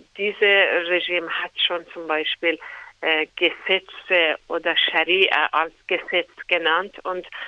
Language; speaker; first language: German; non-native, fluent; Persian